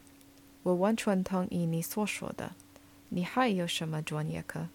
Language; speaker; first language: Chinese; non-native, learner; English